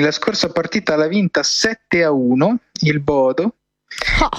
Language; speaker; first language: Italian; native; Italian